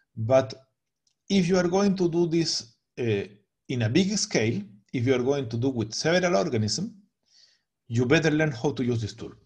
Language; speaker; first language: English; non-native, fluent; Spanish